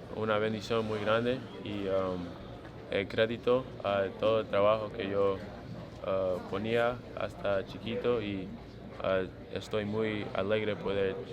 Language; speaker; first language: Spanish; early bilingual, heritage; Spanish